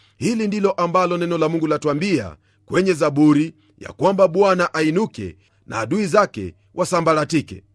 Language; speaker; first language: Swahili; non-native, local second language; Luyia